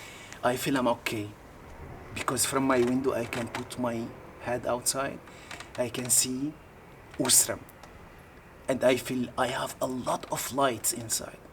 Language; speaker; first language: English; non-native, learner; Arabic